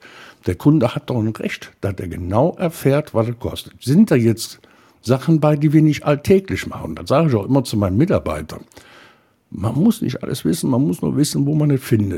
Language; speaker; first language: German; native; German